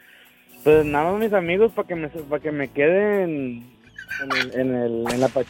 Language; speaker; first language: Spanish; native; Spanish